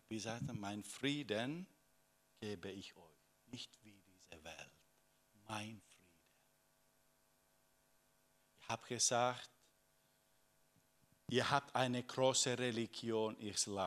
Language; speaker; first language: German; non-native, fluent; Finnish